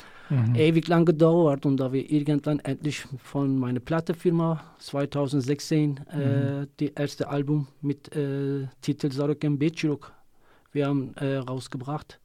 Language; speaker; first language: German; non-native, learner; Kurdish